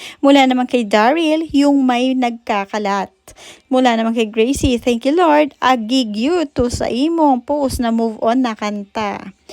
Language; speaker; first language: Filipino; native; Filipino